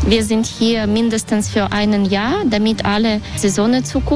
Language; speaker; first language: German; non-native, fluent; Russian